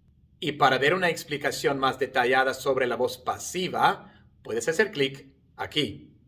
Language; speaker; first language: Spanish; non-native, fluent; English